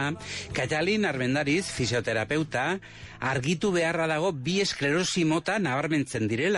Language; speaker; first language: Basque; native; Basque